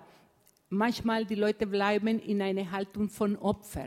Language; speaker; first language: German; non-native, fluent; Spanish